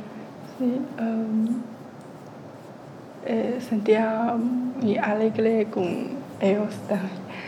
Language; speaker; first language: Spanish; non-native, learner; Chinese